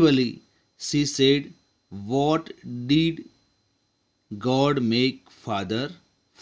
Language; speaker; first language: English; non-native, local second language; Gujarati